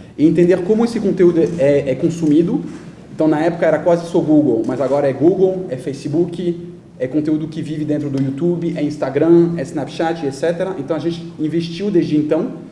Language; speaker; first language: Portuguese; non-native, fluent; French